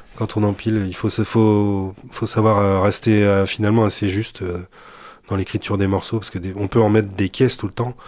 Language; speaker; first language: French; native; French